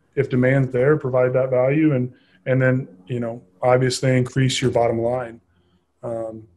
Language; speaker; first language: English; native; English